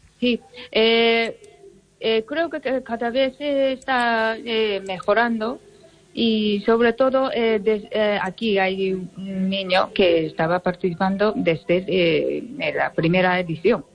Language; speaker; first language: Spanish; non-native, learner; Japanese